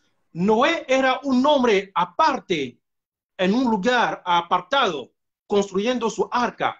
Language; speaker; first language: Spanish; non-native, fluent; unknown